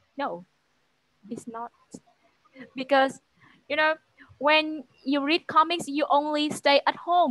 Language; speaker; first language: English; non-native, fluent; Vietnamese